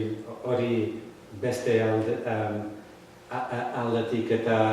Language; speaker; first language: Basque; non-native, learner; English